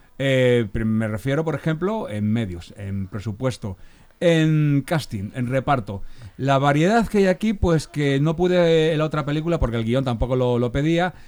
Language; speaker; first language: Spanish; native; Spanish